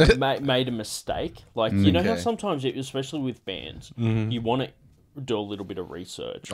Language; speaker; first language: English; native; English